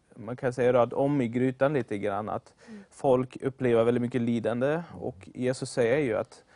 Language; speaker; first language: Swedish; non-native, fluent; German